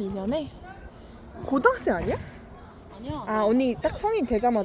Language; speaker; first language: Korean; native; Korean